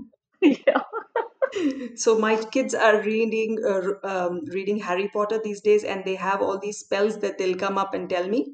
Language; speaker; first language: English; non-native, local second language; Hindi